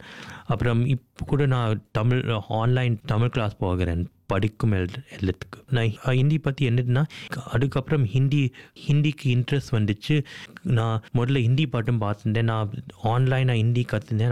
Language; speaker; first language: Tamil; early bilingual, heritage; Tamil